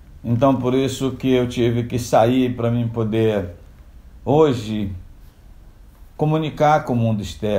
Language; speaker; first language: Portuguese; non-native, local second language; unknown